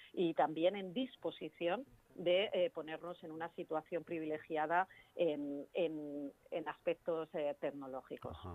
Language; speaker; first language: Spanish; native; Spanish